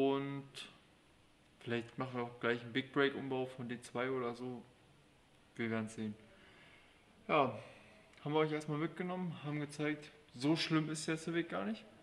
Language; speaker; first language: German; native; German